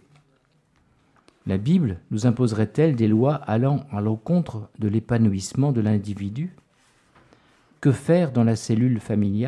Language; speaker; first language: French; native; French